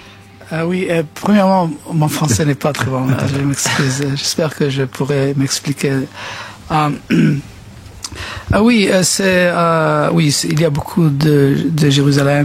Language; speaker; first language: French; non-native, fluent; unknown